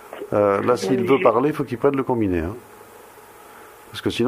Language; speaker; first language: French; native; French